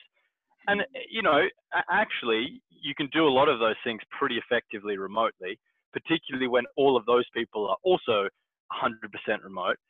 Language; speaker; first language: English; native; English